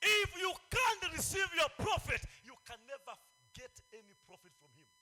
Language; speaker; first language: English; non-native, local second language; Swahili